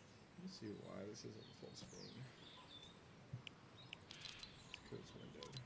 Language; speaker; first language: English; native; English